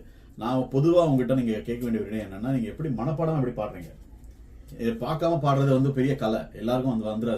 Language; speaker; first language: Tamil; native; Tamil